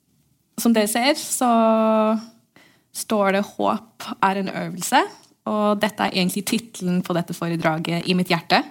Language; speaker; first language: Norwegian; early bilingual, heritage; English